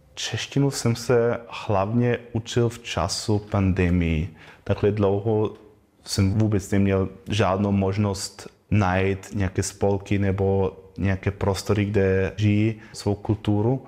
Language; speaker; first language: Czech; non-native, learner; German